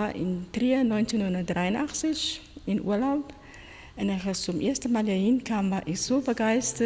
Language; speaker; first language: German; non-native, learner; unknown